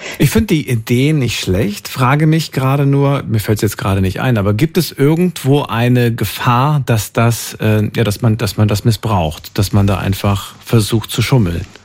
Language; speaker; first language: German; native; German